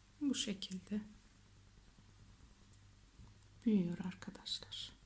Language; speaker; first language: Turkish; native; Turkish